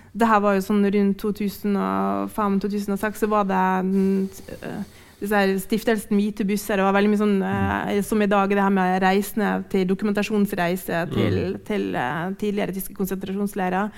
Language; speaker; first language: Norwegian; native; Norwegian